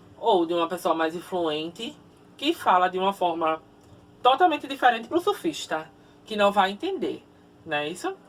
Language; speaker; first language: Portuguese; native; Portuguese